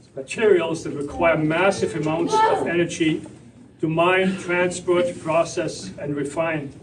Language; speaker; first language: English; non-native, fluent; German